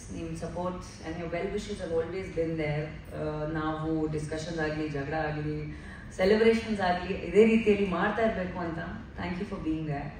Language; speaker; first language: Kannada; non-native, fluent; Hindi